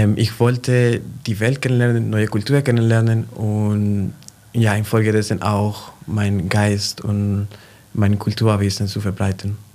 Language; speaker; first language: German; non-native, fluent; Spanish